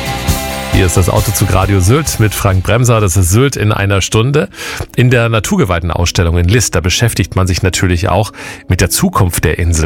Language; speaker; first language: German; native; German